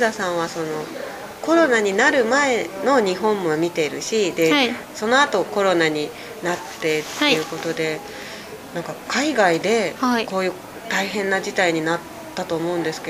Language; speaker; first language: Japanese; native; Japanese